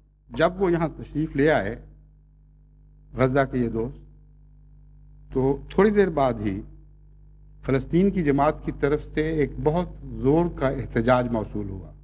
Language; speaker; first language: Urdu; native; Urdu